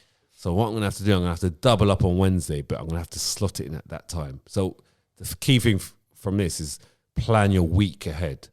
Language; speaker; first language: English; native; English